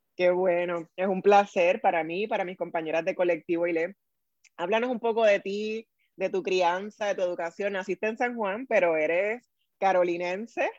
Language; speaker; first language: Spanish; native; Spanish